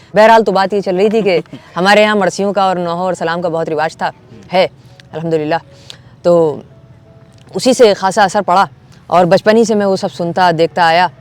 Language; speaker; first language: Urdu; native; Urdu